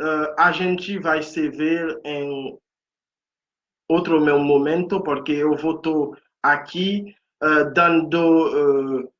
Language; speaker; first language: Portuguese; non-native, fluent; Haitian Creole